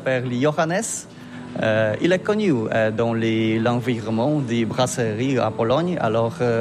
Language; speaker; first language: French; non-native, fluent; Polish